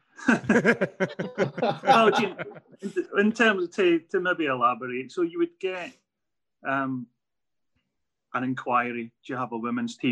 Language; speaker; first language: English; native; English